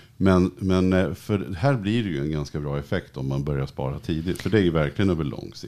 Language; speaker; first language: Swedish; native; Swedish